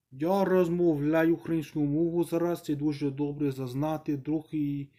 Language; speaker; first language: Ukrainian; non-native, learner; English